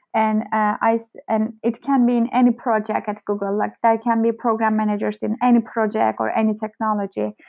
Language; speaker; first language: English; non-native, fluent; Turkish